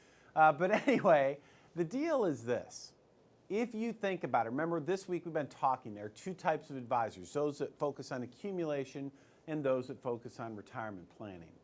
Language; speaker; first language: English; native; English